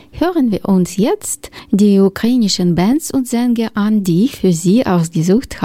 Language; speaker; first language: German; non-native, learner; Ukrainian